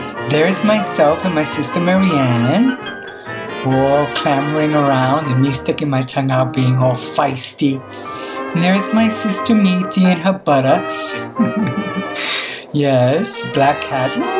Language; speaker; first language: English; early bilingual, other home language; Spanish